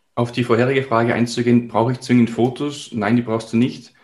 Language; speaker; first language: German; native; German